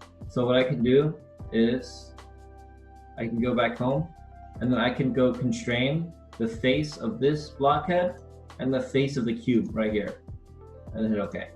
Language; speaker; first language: English; native; English